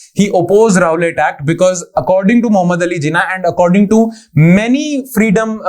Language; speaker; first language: English; non-native, local second language; Punjabi